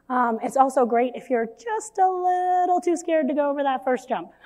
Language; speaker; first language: English; native; English